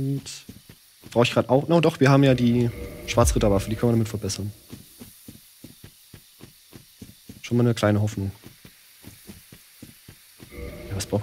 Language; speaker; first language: German; native; German